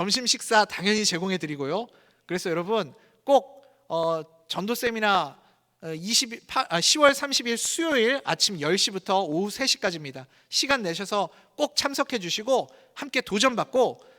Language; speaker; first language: Korean; native; Korean